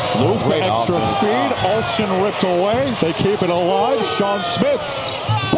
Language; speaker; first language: English; native; English